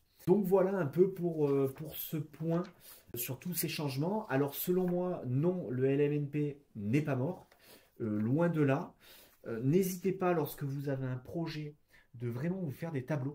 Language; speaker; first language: French; native; French